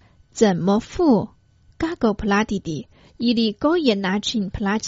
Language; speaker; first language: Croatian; non-native, fluent; Chinese